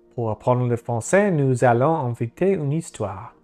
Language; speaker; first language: French; non-native, learner; English